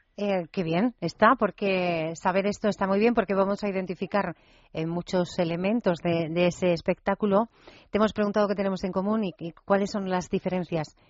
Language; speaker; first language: Spanish; native; Spanish